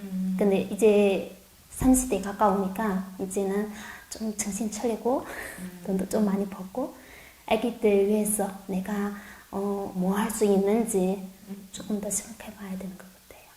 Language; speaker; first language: Korean; non-native, learner; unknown